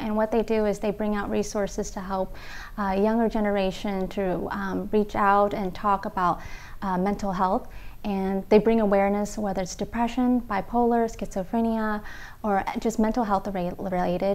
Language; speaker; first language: English; early bilingual, other home language; Vietnamese